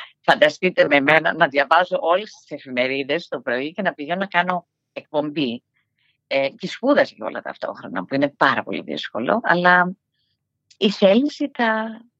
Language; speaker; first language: Greek; early bilingual, heritage; Greek